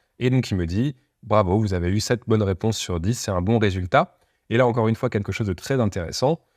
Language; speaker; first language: French; native; French